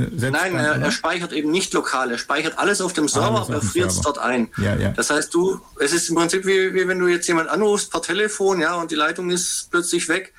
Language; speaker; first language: German; native; German